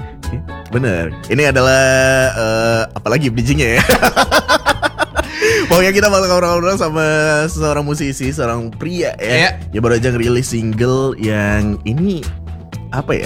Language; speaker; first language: Indonesian; native; Indonesian